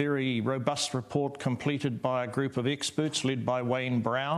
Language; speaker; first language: English; native; English